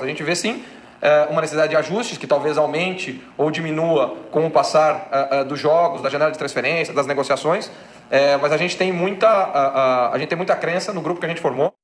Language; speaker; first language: Portuguese; native; Portuguese